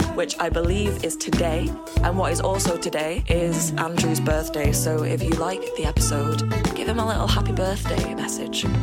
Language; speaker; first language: English; native; English